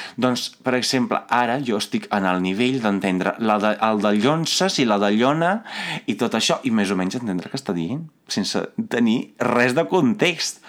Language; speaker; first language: Catalan; non-native, fluent; Italian